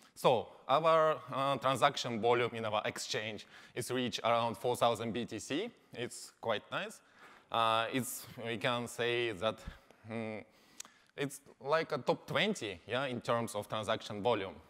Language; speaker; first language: English; non-native, learner; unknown